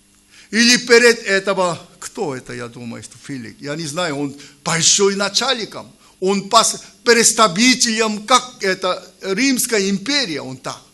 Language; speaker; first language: Russian; non-native, learner; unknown